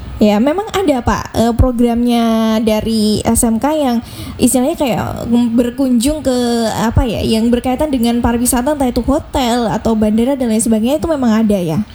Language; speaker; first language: Indonesian; native; Indonesian